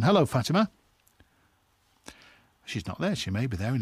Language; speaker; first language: English; native; English